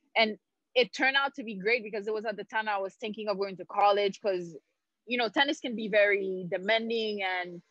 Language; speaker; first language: English; non-native, fluent; Haitian Creole